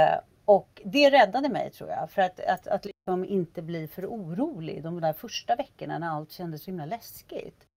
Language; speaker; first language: Swedish; native; Swedish